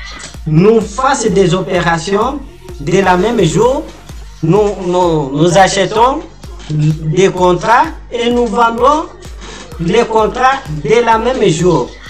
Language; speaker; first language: French; non-native, fluent; Portuguese